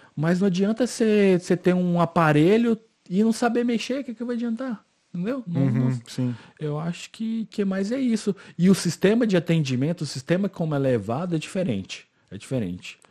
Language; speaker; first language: Portuguese; native; Portuguese